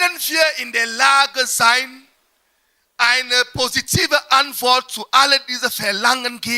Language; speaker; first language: German; non-native, fluent; French